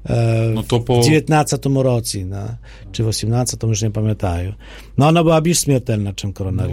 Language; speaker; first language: Polish; non-native, fluent; Ukrainian